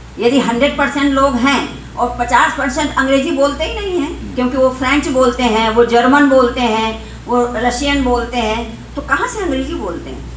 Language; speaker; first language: Hindi; native; Hindi